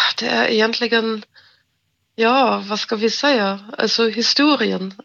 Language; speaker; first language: Swedish; non-native, fluent; German